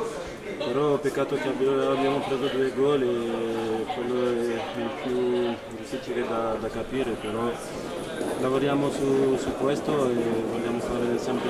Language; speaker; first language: Italian; non-native, fluent; French